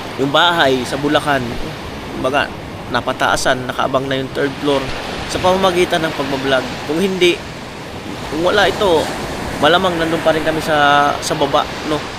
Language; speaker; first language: Filipino; non-native, local second language; Bikol